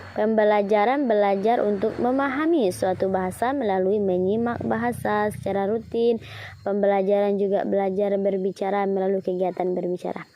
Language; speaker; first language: Indonesian; native; Indonesian